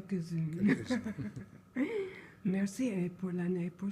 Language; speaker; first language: French; non-native, learner; English